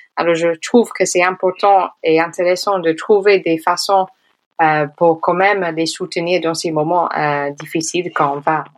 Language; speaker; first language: French; non-native, fluent; English